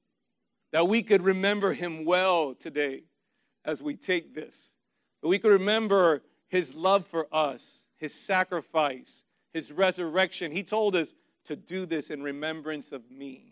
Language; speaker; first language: English; native; English